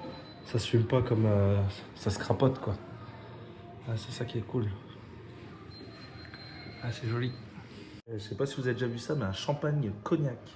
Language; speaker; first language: French; native; French